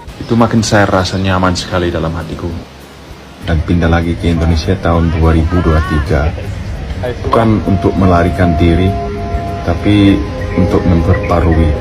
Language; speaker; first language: Indonesian; non-native, fluent; English